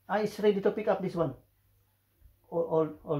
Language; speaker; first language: English; non-native, local second language; Filipino